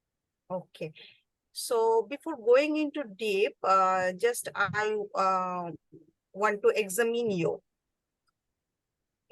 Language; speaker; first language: English; non-native, learner; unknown